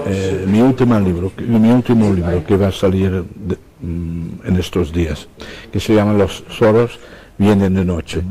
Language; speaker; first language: Spanish; non-native, fluent; Dutch